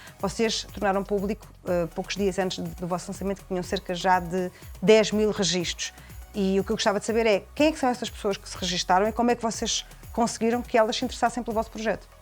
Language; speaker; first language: Portuguese; native; Portuguese